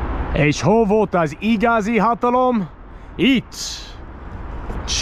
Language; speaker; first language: Hungarian; non-native, learner; English